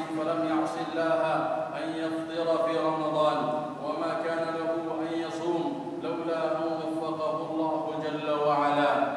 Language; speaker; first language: Arabic; non-native, local second language; Somali